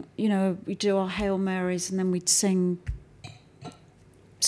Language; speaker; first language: English; native; English